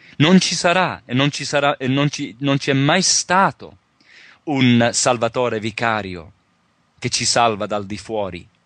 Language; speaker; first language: Italian; early bilingual, heritage; Italian